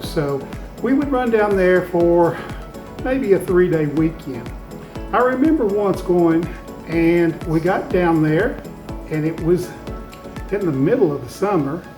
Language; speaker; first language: English; native; English